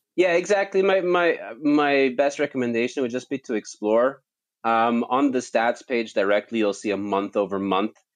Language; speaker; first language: English; native; English